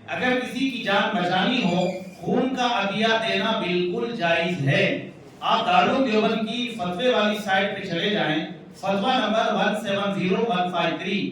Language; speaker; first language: Urdu; native; Urdu